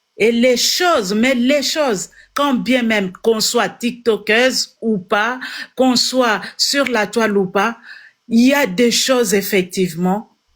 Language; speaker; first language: French; non-native, local second language; Lingala